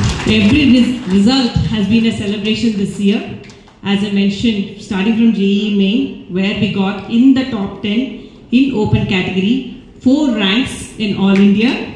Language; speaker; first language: English; non-native, local second language; Telugu